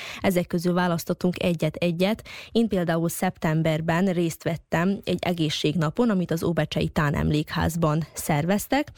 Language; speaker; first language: Hungarian; native; Hungarian